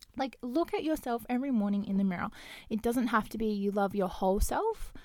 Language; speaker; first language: English; native; English